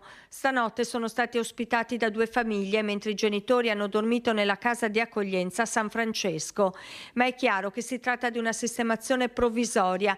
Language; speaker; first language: Italian; native; Italian